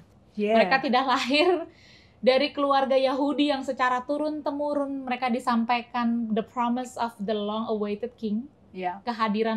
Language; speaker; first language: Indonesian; native; Indonesian